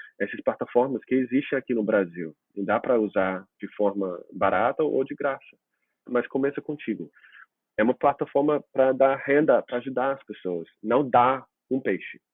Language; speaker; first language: Portuguese; non-native, fluent; English